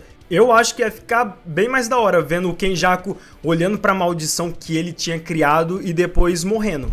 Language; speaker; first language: Portuguese; native; Portuguese